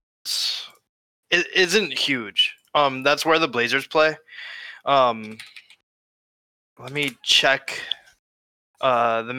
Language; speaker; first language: English; native; English